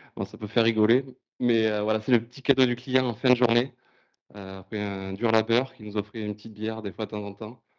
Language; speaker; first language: French; native; French